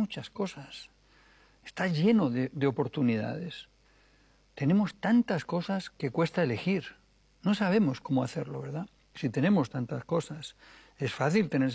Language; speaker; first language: Spanish; native; Spanish